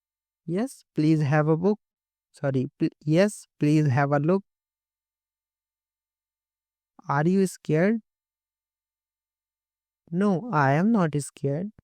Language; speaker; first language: English; non-native, local second language; Hindi